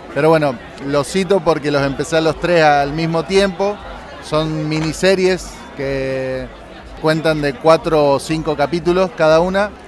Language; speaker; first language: Spanish; native; Spanish